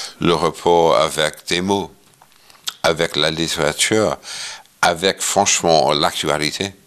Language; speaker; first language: French; non-native, fluent; English